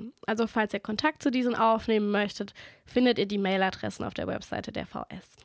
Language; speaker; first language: German; native; German